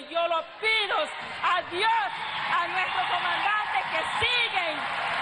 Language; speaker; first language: Spanish; non-native, local second language; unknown